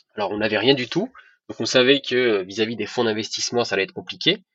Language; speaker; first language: French; non-native, local second language; Arabic